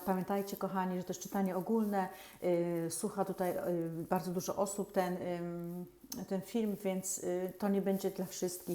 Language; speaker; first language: Polish; native; Polish